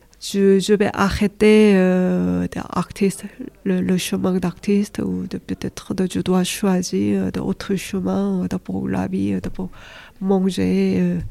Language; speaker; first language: French; non-native, learner; Korean